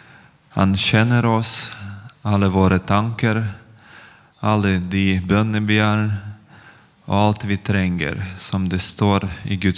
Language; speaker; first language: Norwegian; non-native, fluent; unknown